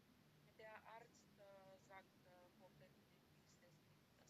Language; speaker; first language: German; non-native, learner; Macedonian